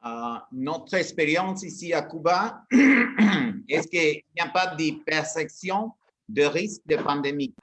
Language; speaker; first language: French; non-native, learner; Spanish